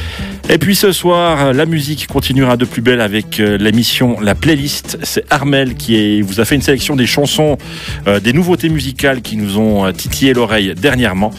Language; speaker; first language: French; native; French